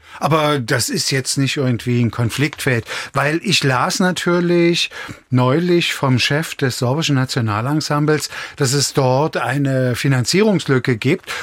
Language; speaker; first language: German; native; German